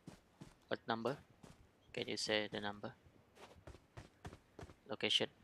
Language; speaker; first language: English; non-native, learner; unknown